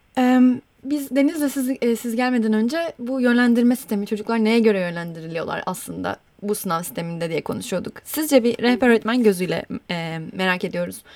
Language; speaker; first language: Turkish; native; Turkish